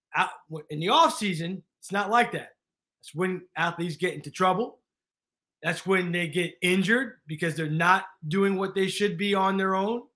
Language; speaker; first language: English; native; English